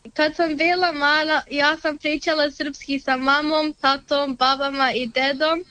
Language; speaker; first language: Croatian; early bilingual, heritage; Serbian